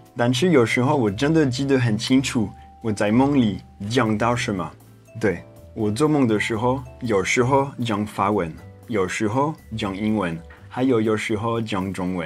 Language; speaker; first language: Chinese; non-native, fluent; French